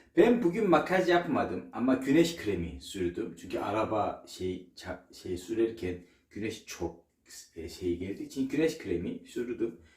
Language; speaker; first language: Turkish; non-native, learner; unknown